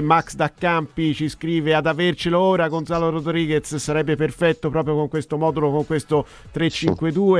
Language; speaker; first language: Italian; native; Italian